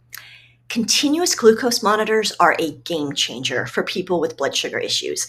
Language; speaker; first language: English; native; English